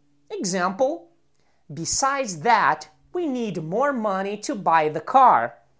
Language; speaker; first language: English; non-native, fluent; Portuguese